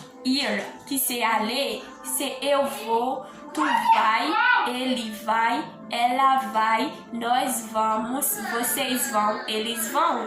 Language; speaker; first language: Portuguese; non-native, learner; Haitian Creole